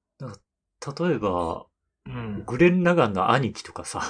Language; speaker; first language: Japanese; native; Japanese